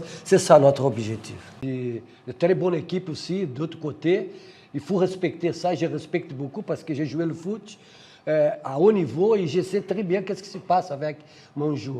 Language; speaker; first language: French; non-native, fluent; Portuguese